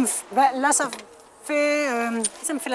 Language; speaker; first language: French; native; French